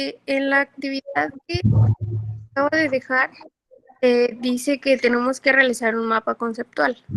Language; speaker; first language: Spanish; native; Spanish